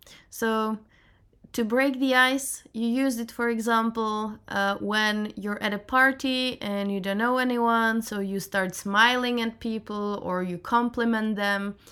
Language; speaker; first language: English; non-native, fluent; Czech